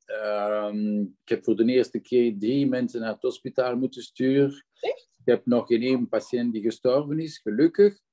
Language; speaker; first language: Dutch; non-native, local second language; French